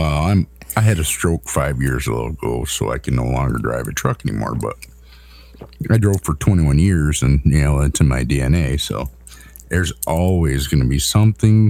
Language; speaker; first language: English; native; English